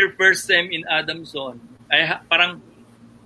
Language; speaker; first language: English; non-native, local second language; Filipino